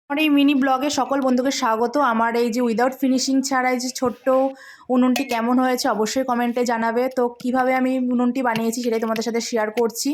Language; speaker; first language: Bangla; native; Bangla